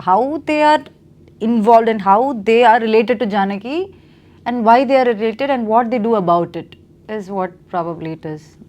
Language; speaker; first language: English; non-native, local second language; Malayalam